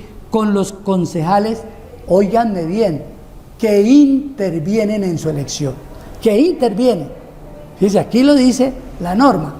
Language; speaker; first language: Spanish; native; Spanish